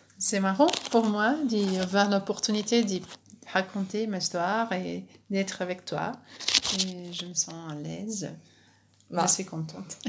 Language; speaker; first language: French; non-native, fluent; Portuguese